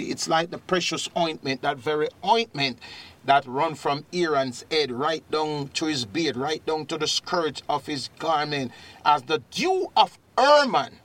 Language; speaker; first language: English; native; English